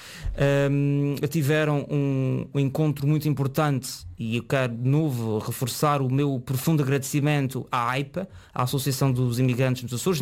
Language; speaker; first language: Portuguese; native; Portuguese